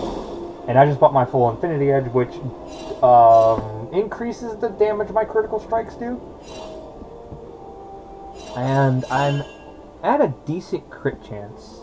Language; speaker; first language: English; native; English